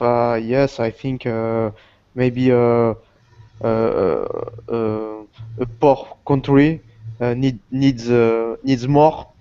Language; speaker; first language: English; non-native, learner; Portuguese